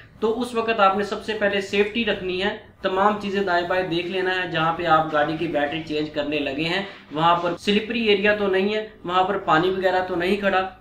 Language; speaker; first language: Urdu; non-native, local second language; Punjabi